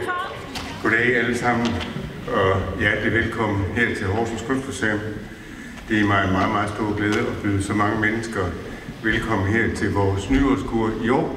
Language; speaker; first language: Danish; native; Danish